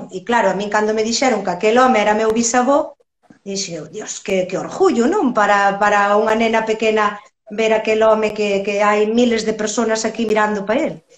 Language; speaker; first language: Galician; native; Galician